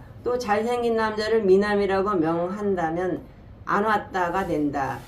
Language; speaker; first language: Korean; native; Korean